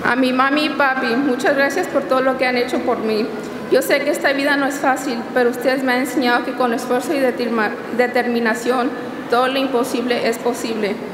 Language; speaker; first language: Spanish; early bilingual, heritage; Spanish